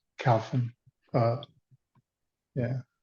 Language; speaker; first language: German; non-native, learner; English